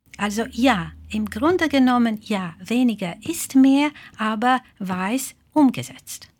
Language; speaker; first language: German; non-native, fluent; Croatian